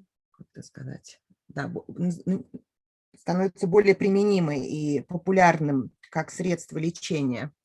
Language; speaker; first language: Russian; native; Russian